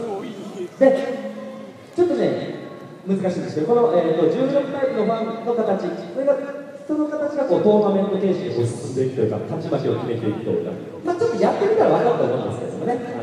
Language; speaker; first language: Japanese; native; Japanese